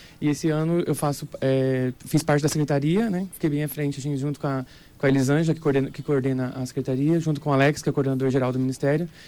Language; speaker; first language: Portuguese; native; Portuguese